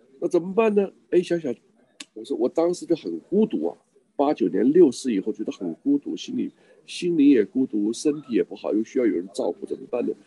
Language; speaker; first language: Chinese; native; Chinese